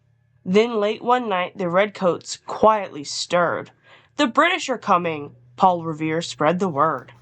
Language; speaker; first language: English; native; English